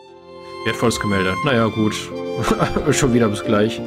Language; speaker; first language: German; native; German